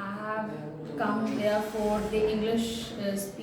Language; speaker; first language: English; non-native, learner; Hindi